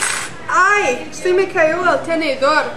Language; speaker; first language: Spanish; non-native, learner; English